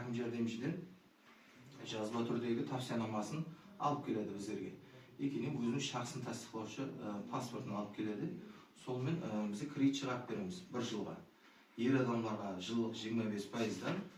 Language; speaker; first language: Uzbek; non-native, local second language; Kara-Kalpak